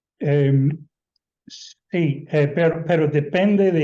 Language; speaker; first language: Spanish; non-native, fluent; English